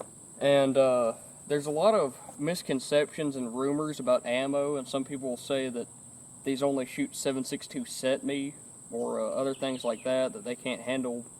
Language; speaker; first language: English; native; English